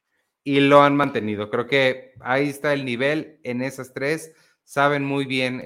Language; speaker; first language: Spanish; native; Spanish